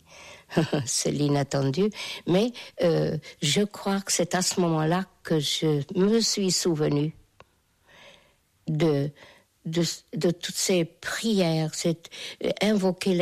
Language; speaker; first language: French; non-native, fluent; Hungarian